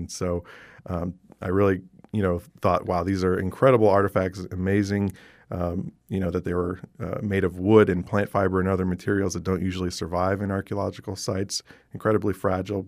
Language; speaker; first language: English; native; English